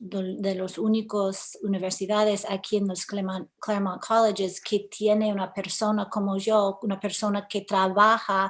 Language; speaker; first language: Spanish; early bilingual, heritage; English